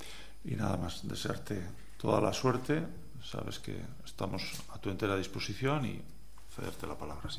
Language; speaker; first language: Spanish; native; Spanish